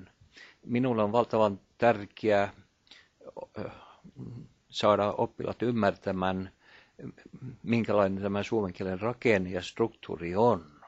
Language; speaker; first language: Finnish; non-native, fluent; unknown